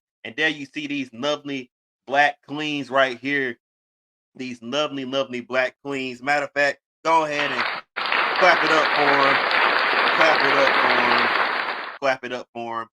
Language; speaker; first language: English; native; English